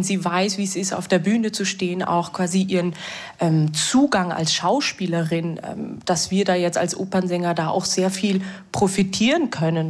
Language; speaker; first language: German; native; German